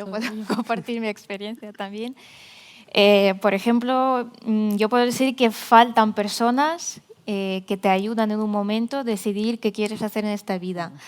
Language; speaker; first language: Spanish; non-native, fluent; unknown